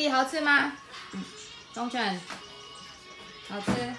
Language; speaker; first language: Chinese; early bilingual, heritage; Chinese